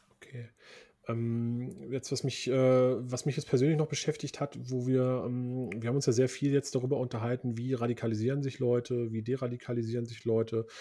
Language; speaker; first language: German; early bilingual, other home language; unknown